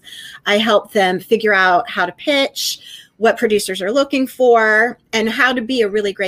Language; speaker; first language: English; native; English